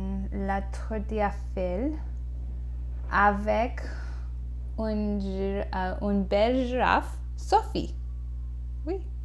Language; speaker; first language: French; non-native, learner; English